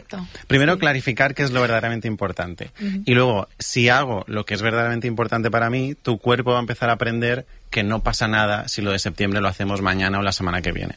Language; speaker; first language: Spanish; native; Spanish